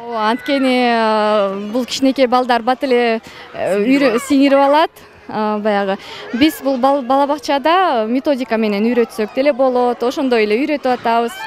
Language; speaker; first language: Kyrgyz; non-native, local second language; Russian